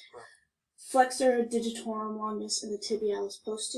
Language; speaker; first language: English; native; English